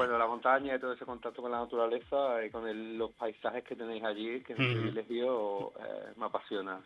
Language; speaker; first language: Spanish; native; Spanish